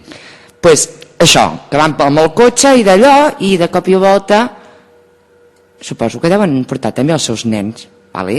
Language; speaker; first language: Catalan; native; Catalan